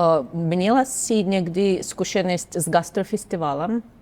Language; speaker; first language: Czech; non-native, learner; Ukrainian